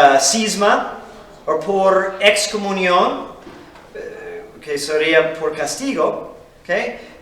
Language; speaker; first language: Spanish; non-native, fluent; English